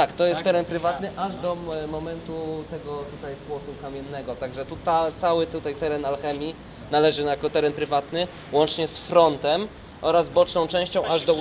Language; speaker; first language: Polish; native; Polish